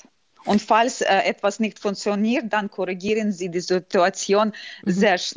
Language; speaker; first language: German; non-native, fluent; Ukrainian